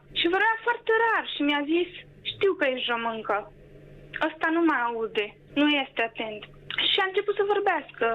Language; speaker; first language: Romanian; native; Romanian